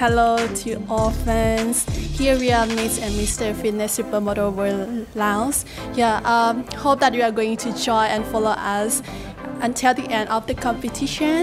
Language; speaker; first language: English; non-native, fluent; Lao